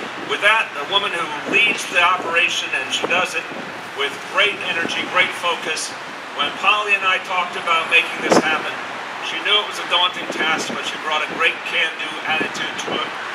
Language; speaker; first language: English; native; English